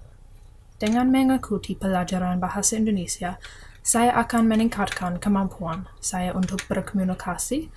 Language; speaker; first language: Indonesian; non-native, learner; English